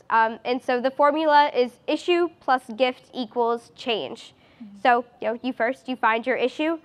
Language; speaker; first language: English; native; English